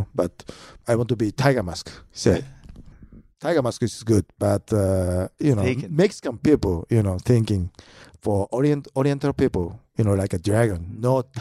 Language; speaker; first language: English; non-native, learner; Japanese